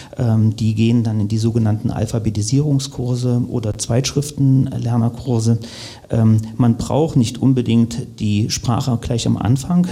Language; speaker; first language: German; native; German